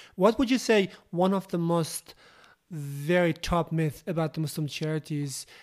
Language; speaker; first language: English; non-native, fluent; Uzbek